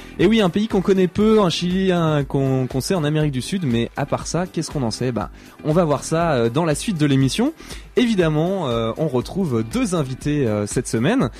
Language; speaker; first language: French; native; French